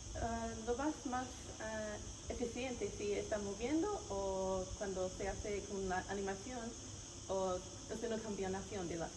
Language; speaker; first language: Spanish; non-native, learner; English